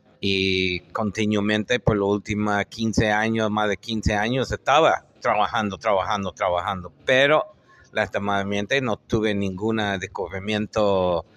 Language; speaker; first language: Spanish; non-native, fluent; English